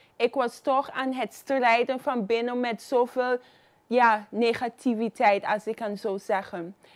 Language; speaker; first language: Dutch; non-native, fluent; Papiamento